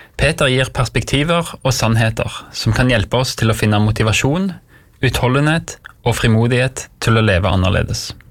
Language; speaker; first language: Norwegian; native; Norwegian